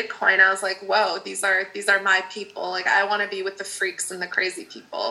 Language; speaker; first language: English; non-native, fluent; Dutch